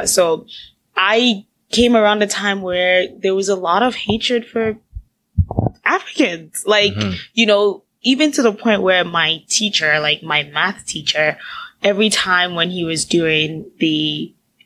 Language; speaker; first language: English; non-native, local second language; Akan